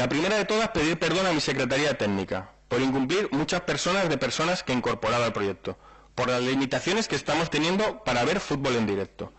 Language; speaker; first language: Spanish; native; Spanish